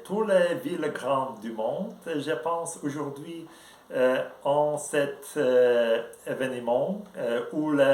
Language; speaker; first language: French; non-native, learner; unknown